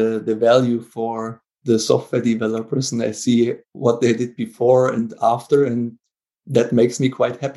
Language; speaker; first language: English; non-native, fluent; German